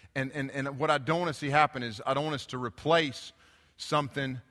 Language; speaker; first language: English; native; English